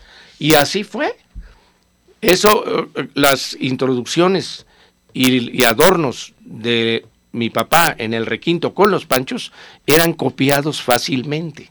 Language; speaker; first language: Spanish; native; Spanish